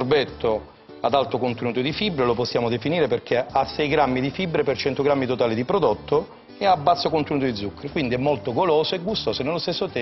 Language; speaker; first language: Italian; native; Italian